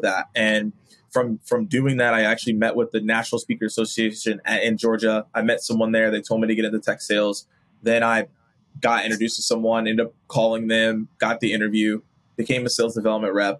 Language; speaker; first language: English; native; English